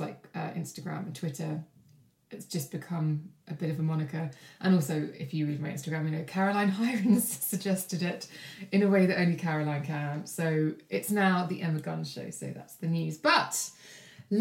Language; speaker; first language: English; native; English